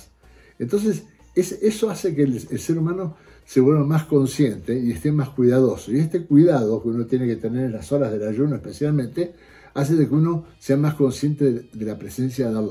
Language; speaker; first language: Spanish; native; Spanish